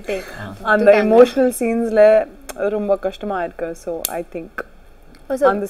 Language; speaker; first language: Tamil; non-native, learner; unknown